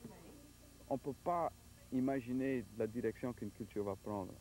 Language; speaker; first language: French; native; French